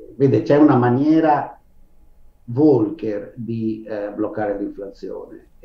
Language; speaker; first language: Italian; native; Italian